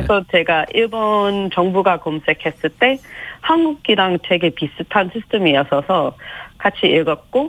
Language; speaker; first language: Korean; non-native, fluent; English